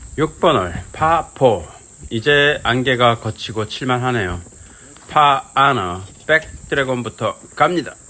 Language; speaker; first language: Korean; native; Korean